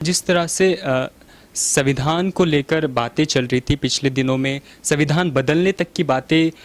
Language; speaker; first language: Hindi; non-native, local second language; Marathi